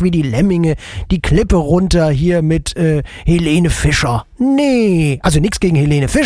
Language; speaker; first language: German; native; German